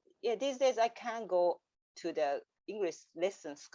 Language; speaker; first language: English; non-native, learner; Japanese